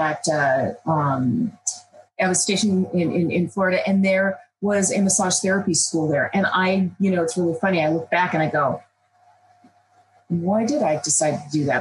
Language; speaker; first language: English; native; English